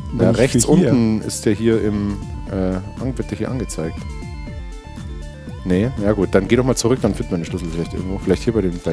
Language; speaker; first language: German; native; German